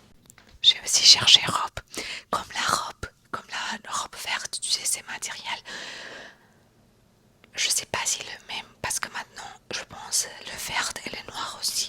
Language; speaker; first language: French; non-native, fluent; Romanian